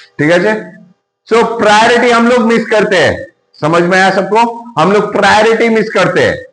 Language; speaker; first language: Hindi; non-native, local second language; Bangla